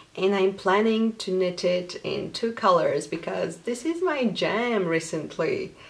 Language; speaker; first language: English; non-native, fluent; Polish